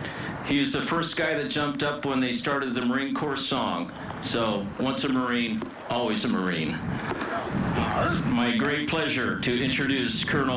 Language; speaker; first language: English; native; English